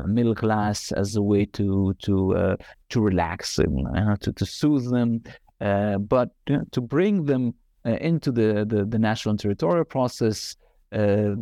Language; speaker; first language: English; non-native, fluent; Arabic